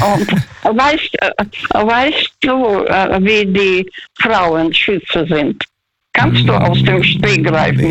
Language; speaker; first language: German; non-native, fluent; Russian